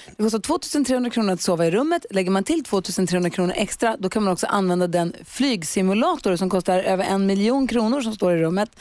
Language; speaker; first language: Swedish; native; Swedish